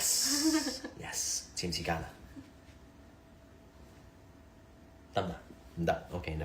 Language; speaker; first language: Chinese; early bilingual, heritage; Cantonese